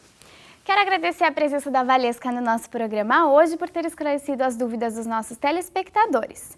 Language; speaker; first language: Portuguese; native; Portuguese